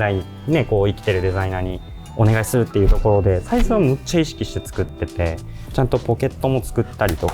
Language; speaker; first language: Japanese; native; Japanese